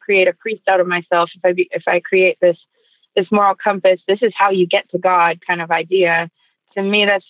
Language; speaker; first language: English; native; English